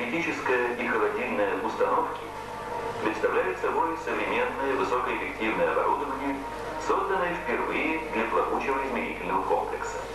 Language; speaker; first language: Russian; native; Russian